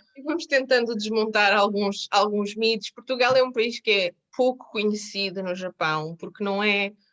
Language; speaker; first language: Portuguese; native; Portuguese